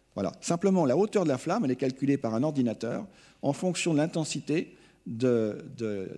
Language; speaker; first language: French; native; French